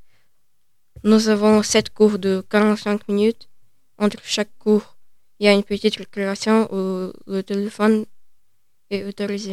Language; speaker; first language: French; early bilingual, other home language; Ukrainian